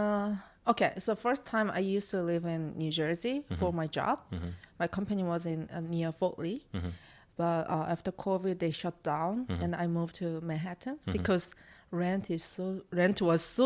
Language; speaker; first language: English; non-native, learner; Korean